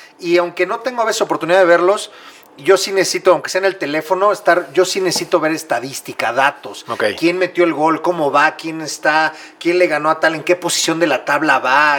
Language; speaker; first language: Spanish; native; Spanish